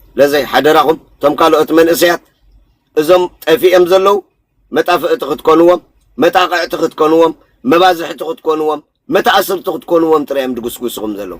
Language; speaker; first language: Tigrinya; native; Tigrinya